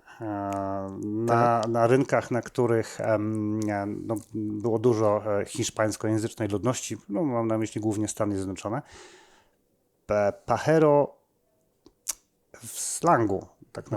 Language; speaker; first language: Polish; native; Polish